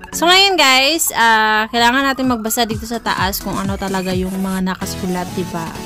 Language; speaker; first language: Filipino; native; Filipino